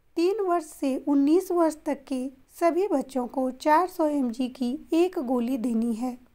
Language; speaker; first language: Hindi; native; Hindi